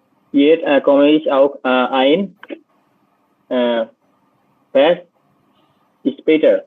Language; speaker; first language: German; non-native, learner; Bangla